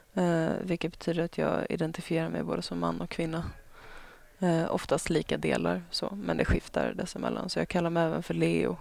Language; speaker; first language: Swedish; native; Swedish